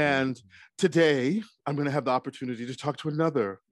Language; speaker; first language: English; native; English